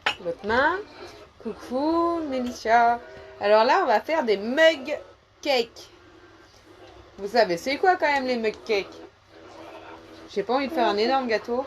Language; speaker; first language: French; native; French